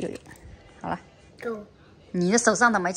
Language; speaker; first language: Chinese; native; Chinese